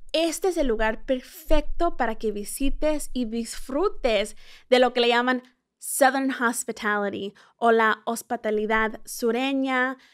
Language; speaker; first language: Spanish; early bilingual, heritage; Spanish